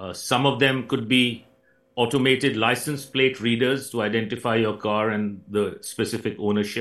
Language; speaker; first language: English; non-native, local second language; Hindi